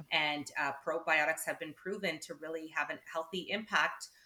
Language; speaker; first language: English; native; English